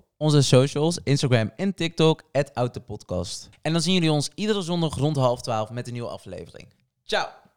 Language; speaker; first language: Dutch; early bilingual, other home language; Portuguese